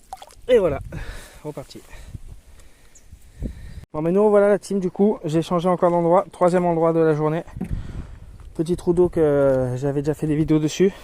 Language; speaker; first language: French; native; French